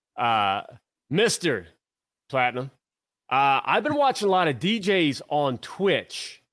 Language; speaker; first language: English; native; English